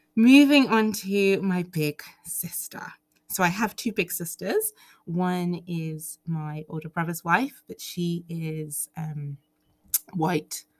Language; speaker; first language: English; native; English